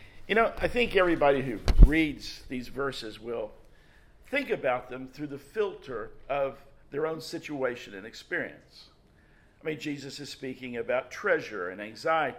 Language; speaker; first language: English; native; English